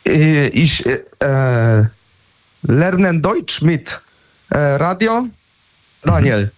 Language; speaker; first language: German; non-native, learner; Polish